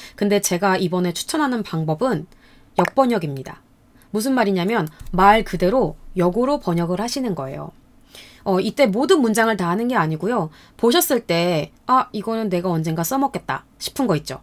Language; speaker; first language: Korean; native; Korean